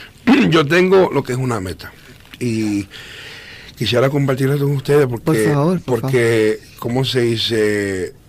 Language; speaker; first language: Spanish; early bilingual, heritage; Spanish